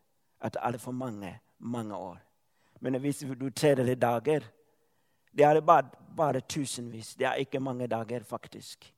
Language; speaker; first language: Norwegian; non-native, learner; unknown